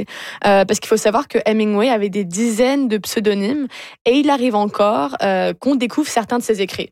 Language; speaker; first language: French; native; French